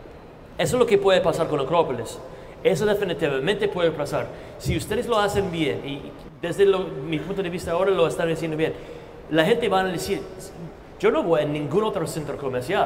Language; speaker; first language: Spanish; non-native, fluent; English